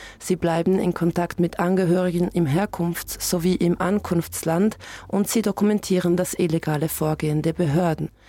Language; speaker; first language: German; native; German